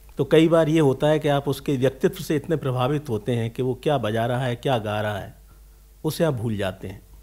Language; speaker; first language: Hindi; native; Hindi